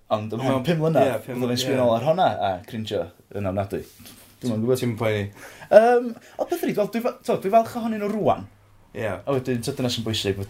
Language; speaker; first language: Welsh; native; Welsh